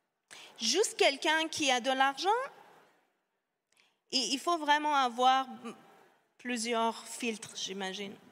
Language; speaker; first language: French; non-native, fluent; Persian